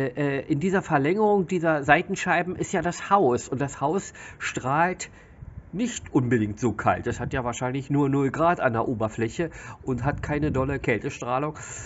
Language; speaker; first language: German; native; German